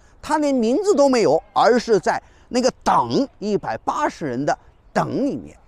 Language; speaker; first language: Chinese; native; Chinese